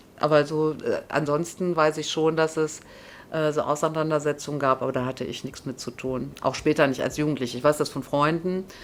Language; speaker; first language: German; native; German